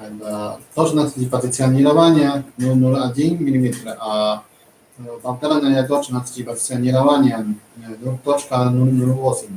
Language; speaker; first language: Russian; non-native, learner; Chinese